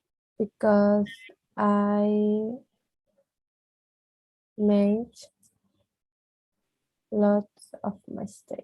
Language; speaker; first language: English; non-native, learner; Portuguese